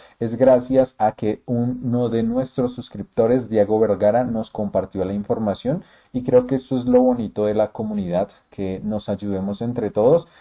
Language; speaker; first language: Spanish; native; Spanish